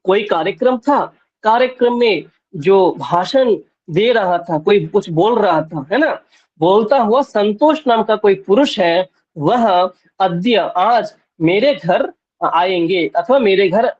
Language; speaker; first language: Hindi; non-native, local second language; Bangla